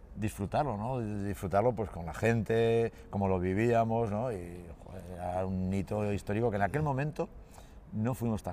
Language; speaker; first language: Spanish; native; Spanish